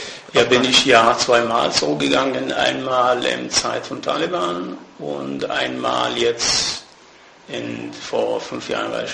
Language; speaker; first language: German; non-native, fluent; Persian